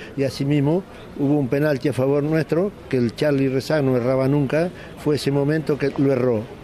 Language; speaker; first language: Spanish; native; Spanish